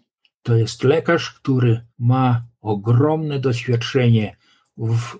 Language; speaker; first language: Polish; non-native, local second language; Lithuanian